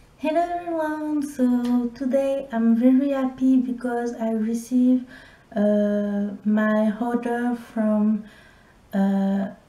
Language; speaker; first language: English; non-native, learner; French